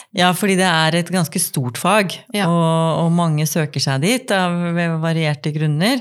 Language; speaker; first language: Norwegian; native; Norwegian